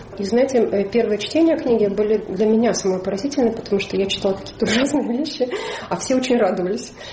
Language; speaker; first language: Russian; native; Russian